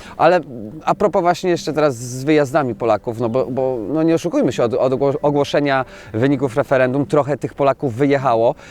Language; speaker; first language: Polish; native; Polish